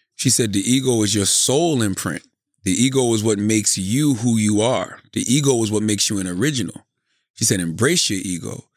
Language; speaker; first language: English; native; English